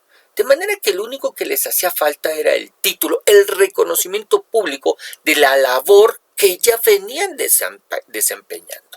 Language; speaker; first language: Spanish; native; Spanish